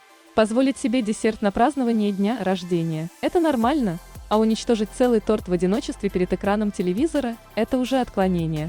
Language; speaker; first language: Russian; native; Russian